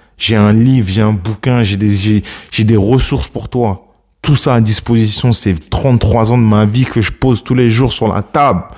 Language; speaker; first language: French; early bilingual, other home language; Akan